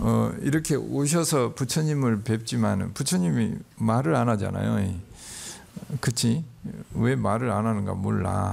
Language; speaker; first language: Korean; native; Korean